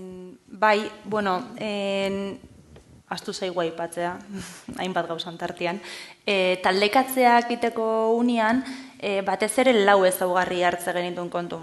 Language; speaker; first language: Basque; native; Basque